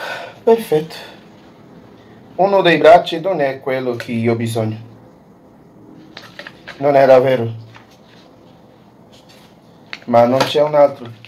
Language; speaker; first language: Italian; non-native, learner; Portuguese